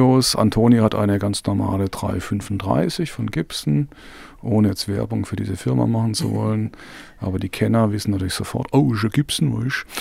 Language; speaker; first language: German; native; German